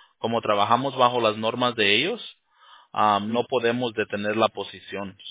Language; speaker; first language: Spanish; early bilingual, heritage; Spanish